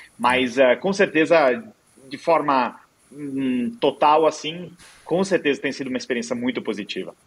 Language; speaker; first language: Portuguese; non-native, fluent; Italian